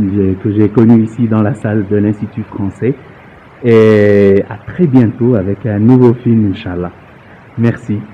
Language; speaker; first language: French; native; French